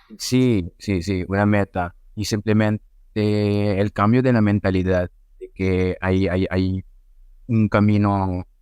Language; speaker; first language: Spanish; non-native, fluent; Filipino